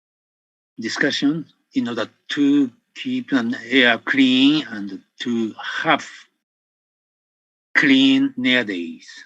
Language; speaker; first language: English; non-native, fluent; Japanese